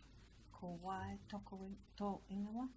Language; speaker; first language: Māori; non-native, learner; English